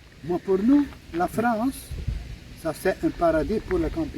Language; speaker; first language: French; non-native, local second language; Dutch